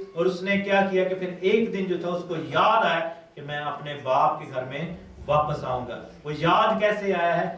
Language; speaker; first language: Urdu; non-native, local second language; Pashto